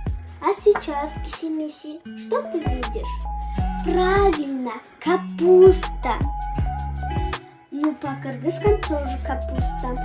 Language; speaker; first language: Russian; non-native, local second language; Kyrgyz